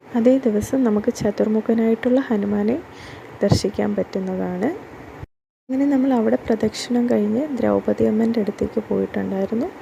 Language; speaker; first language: Malayalam; native; Malayalam